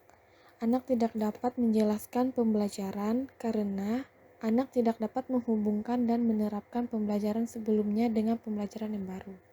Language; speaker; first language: Indonesian; native; Indonesian